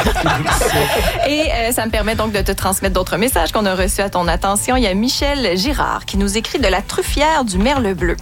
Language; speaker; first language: French; native; French